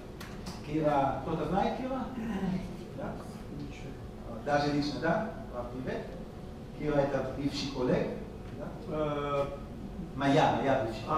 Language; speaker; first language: Russian; non-native, learner; Hebrew